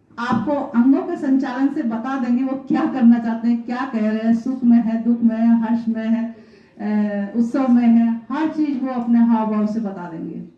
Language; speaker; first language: Hindi; non-native, local second language; Rajasthani